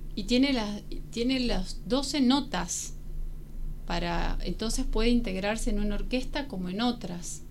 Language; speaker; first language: Spanish; native; Spanish